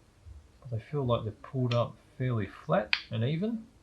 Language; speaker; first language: English; native; English